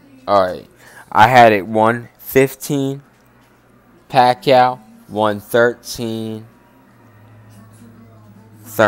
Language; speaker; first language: English; native; English